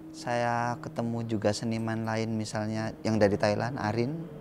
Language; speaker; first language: Indonesian; native; Indonesian